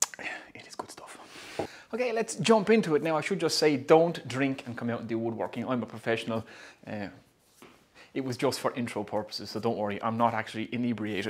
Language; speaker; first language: English; native; English